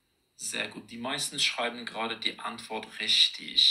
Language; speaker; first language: German; non-native, fluent; Persian